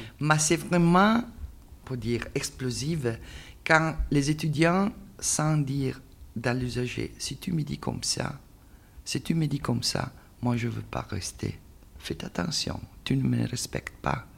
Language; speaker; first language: French; non-native, learner; Italian